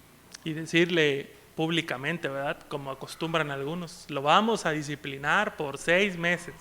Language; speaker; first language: Spanish; native; Spanish